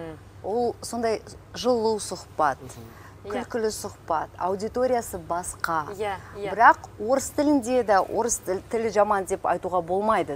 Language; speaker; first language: Kazakh; non-native, local second language; Russian